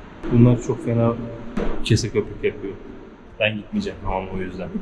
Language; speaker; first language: Turkish; native; Turkish